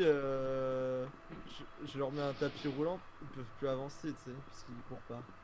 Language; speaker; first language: French; native; French